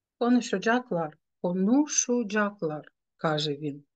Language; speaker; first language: Turkish; non-native, fluent; Ukrainian